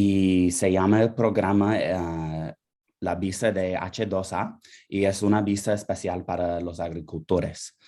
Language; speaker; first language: Spanish; non-native, fluent; English